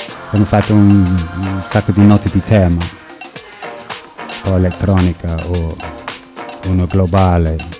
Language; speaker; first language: Italian; non-native, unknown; English